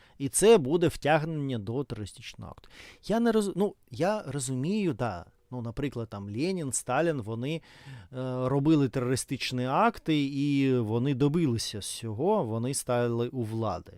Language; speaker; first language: Ukrainian; non-native, fluent; Russian